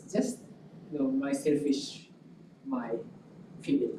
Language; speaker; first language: English; non-native, local second language; Japanese